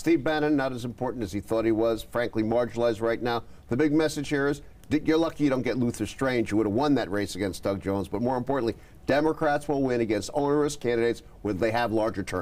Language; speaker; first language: English; native; English